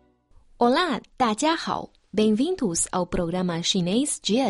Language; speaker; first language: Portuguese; non-native, fluent; Chinese